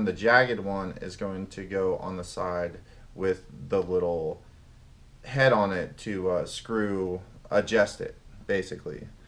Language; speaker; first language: English; native; English